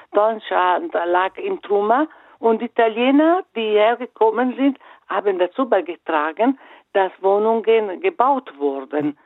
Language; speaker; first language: German; non-native, fluent; Italian